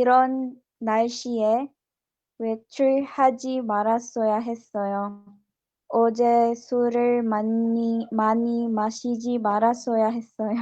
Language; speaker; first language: Korean; non-native, learner; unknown